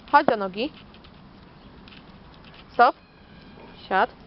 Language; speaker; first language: Polish; native; Polish